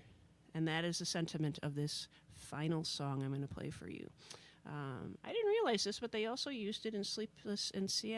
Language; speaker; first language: English; native; English